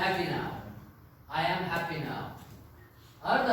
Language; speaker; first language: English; non-native, fluent; Turkish